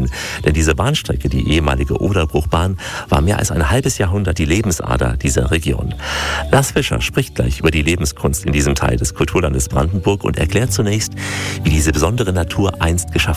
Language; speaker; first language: German; native; German